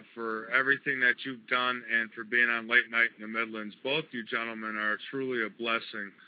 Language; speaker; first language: English; native; English